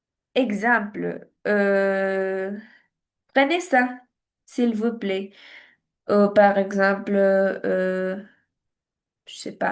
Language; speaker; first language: French; non-native, learner; Spanish